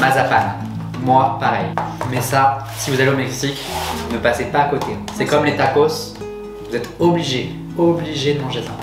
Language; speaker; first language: French; native; French